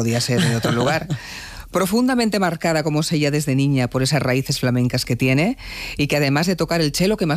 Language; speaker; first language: Spanish; native; Spanish